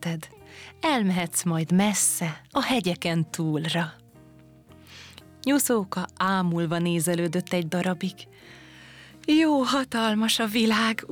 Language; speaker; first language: Hungarian; native; Hungarian